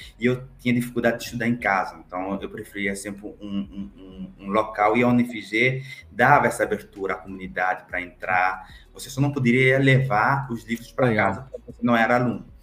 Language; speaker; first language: Portuguese; non-native, local second language; Kabuverdianu